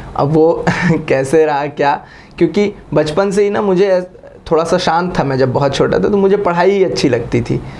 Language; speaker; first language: Hindi; native; Hindi